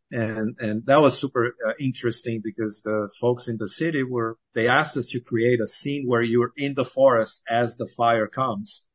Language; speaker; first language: English; non-native, fluent; Portuguese